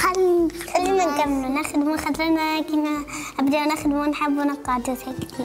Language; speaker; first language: Arabic; native; Arabic